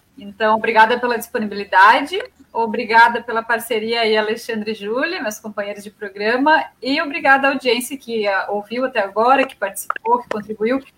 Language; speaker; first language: Portuguese; native; Portuguese